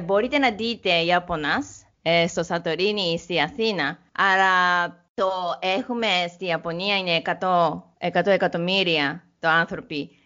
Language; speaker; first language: Greek; non-native, learner; Japanese